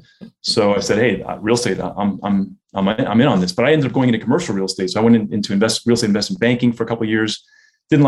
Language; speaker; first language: English; native; English